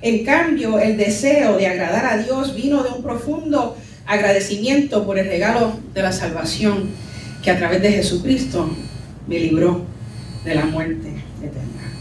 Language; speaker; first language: Spanish; early bilingual, heritage; Spanish